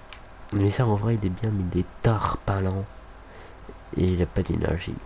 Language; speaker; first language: French; native; French